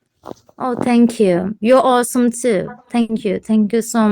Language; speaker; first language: English; non-native, learner; Turkish